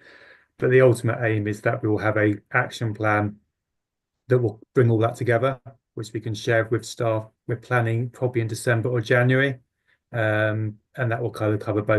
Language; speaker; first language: English; native; English